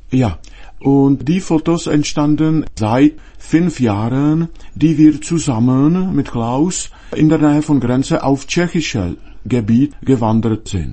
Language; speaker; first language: German; non-native, fluent; Czech